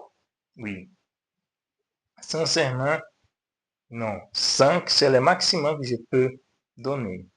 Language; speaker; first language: French; non-native, learner; Portuguese